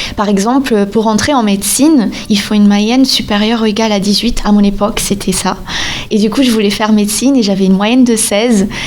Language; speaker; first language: French; non-native, fluent; Portuguese